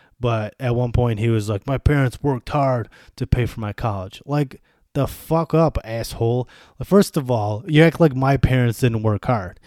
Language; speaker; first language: English; early bilingual, other home language; Bosnian